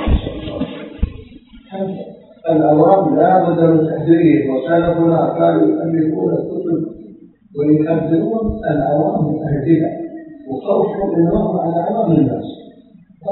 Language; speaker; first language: Arabic; non-native, fluent; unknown